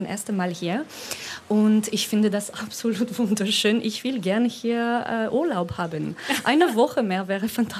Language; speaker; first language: German; non-native, fluent; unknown